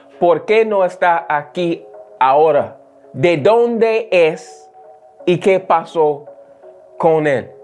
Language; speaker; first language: Spanish; non-native, learner; English